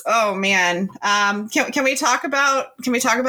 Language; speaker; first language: English; native; English